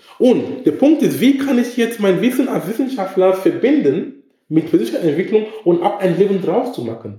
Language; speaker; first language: German; non-native, fluent; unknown